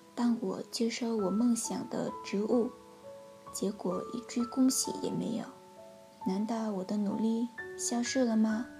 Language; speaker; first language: Chinese; non-native, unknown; Vietnamese